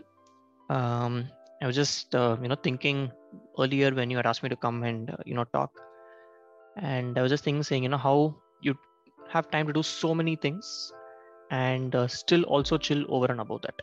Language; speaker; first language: English; non-native, local second language; Tamil